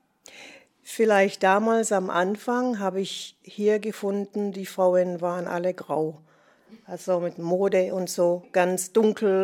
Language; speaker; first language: German; non-native, fluent; English